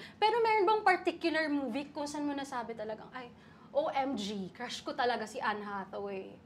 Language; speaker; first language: Filipino; native; Filipino